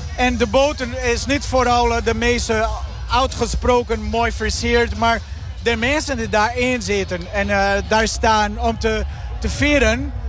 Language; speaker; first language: Dutch; non-native, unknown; Portuguese